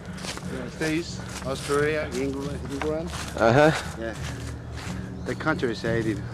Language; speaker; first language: English; non-native, learner; Korean